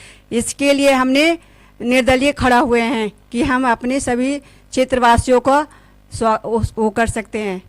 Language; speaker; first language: Hindi; native; Hindi